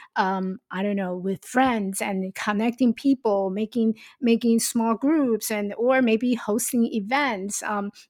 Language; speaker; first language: English; non-native, fluent; Chinese